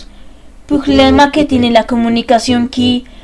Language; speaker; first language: French; non-native, learner; Spanish